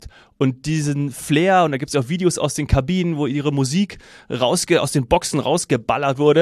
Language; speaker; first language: German; native; German